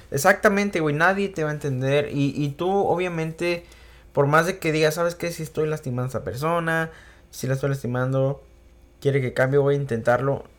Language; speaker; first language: Spanish; early bilingual, heritage; Spanish